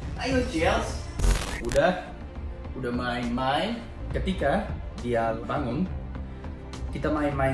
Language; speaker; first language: Indonesian; non-native, learner; English